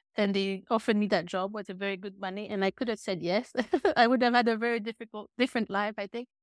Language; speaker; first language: English; native; English